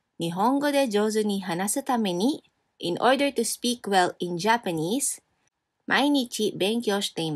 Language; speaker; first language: Japanese; non-native, fluent; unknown